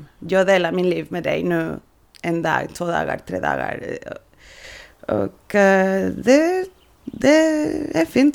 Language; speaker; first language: Swedish; non-native, learner; Spanish